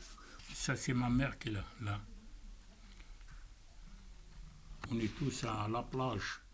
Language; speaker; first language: French; non-native, fluent; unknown